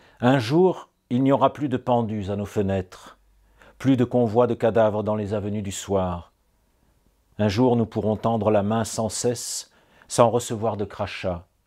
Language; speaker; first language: French; native; French